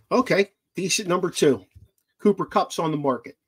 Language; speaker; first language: English; native; English